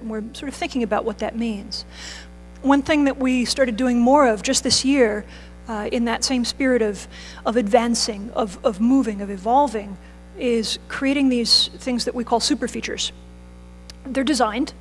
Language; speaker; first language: English; native; English